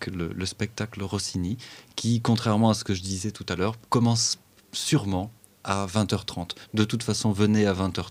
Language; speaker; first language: French; native; French